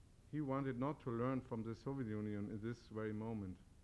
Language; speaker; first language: English; non-native, learner; German